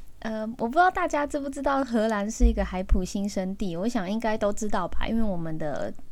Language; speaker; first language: Chinese; early bilingual, heritage; Chinese